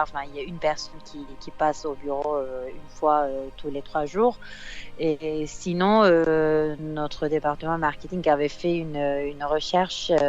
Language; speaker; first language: French; non-native, fluent; Turkish